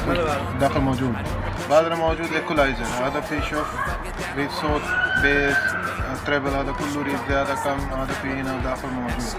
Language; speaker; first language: Arabic; non-native, learner; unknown